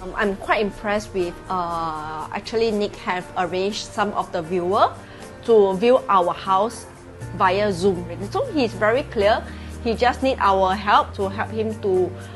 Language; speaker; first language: English; non-native, local second language; Chinese